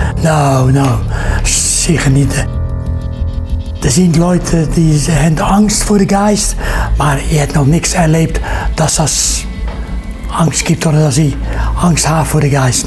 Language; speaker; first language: German; non-native, learner; Dutch